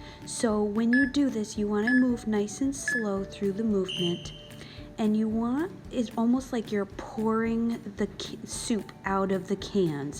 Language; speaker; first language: English; native; English